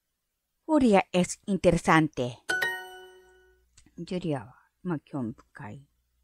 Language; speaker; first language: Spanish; non-native, learner; Japanese